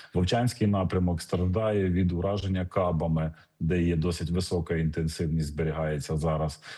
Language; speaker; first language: Ukrainian; native; Ukrainian